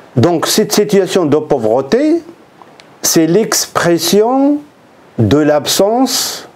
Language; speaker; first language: French; non-native, local second language; Arabic